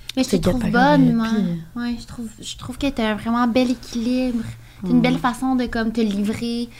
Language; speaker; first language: French; native; French